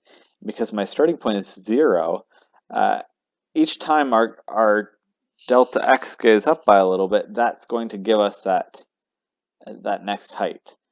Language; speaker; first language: English; native; English